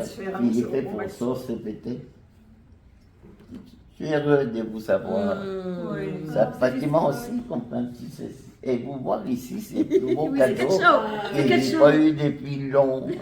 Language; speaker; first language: French; non-native, fluent; Spanish